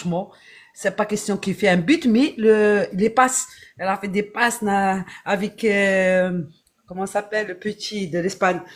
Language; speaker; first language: French; non-native, learner; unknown